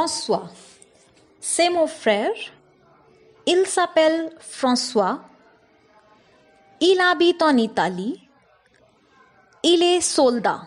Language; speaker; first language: French; non-native, fluent; Hindi